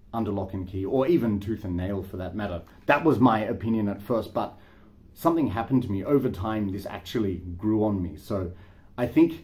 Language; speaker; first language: English; native; English